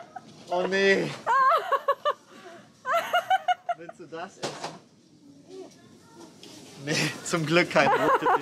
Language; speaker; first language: German; native; German